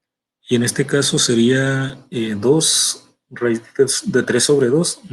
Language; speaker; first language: Spanish; native; Spanish